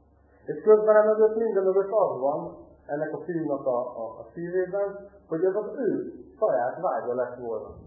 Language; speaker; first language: Hungarian; native; Hungarian